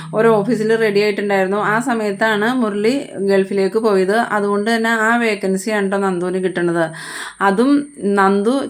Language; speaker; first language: Malayalam; native; Malayalam